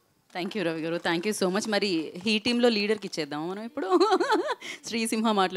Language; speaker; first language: Telugu; native; Telugu